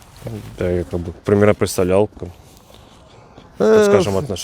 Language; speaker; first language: Russian; native; Russian